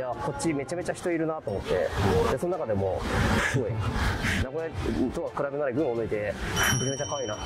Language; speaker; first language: Japanese; native; Japanese